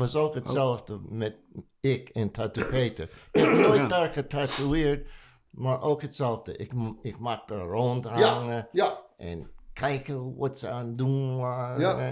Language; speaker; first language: Dutch; non-native, learner; English